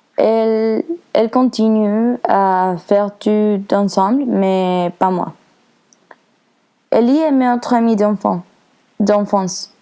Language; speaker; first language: French; non-native, learner; Spanish